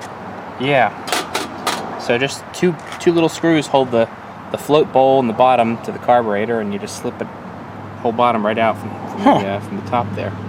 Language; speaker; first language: English; native; English